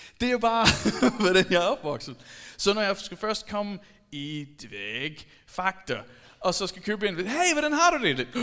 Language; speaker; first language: Danish; non-native, fluent; English